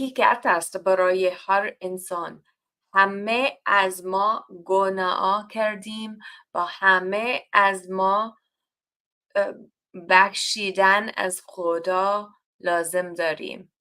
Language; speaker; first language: Persian; non-native, learner; English